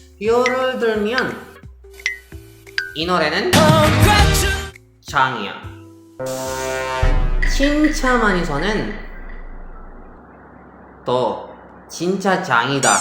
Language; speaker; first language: Korean; non-native, learner; Indonesian